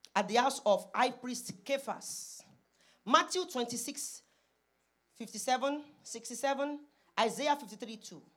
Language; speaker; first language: English; non-native, local second language; Yoruba